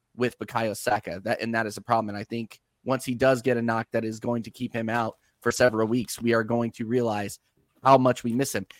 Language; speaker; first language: English; native; English